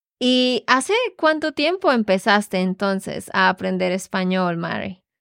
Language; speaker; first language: Spanish; native; Spanish